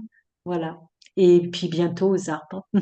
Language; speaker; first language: French; native; French